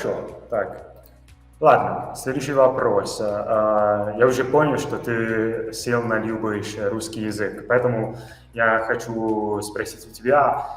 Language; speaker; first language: Russian; non-native, fluent; Italian